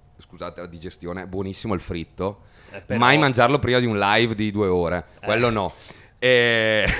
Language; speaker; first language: Italian; non-native, fluent; Spanish